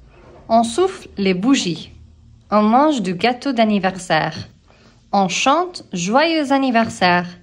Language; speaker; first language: French; non-native, fluent; English